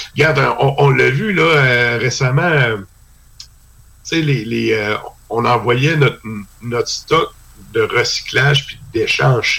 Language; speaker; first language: French; native; French